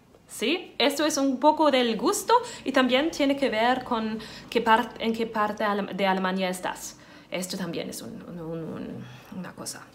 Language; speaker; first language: Spanish; non-native, fluent; German